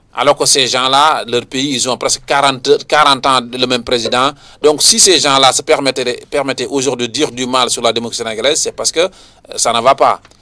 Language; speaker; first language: French; non-native, local second language; Wolof